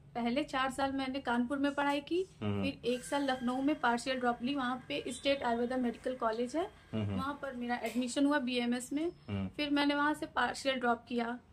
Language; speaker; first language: Hindi; native; Hindi